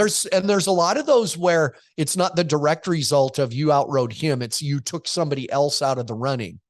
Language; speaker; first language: English; native; English